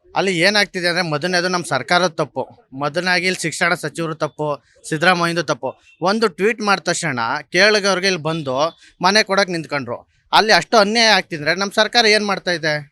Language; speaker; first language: Kannada; native; Kannada